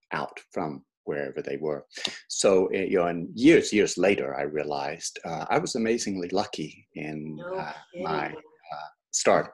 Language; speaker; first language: English; native; English